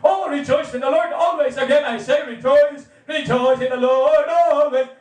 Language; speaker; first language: English; non-native, local second language; Filipino